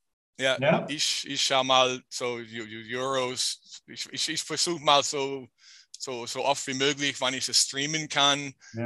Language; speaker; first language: German; non-native, fluent; English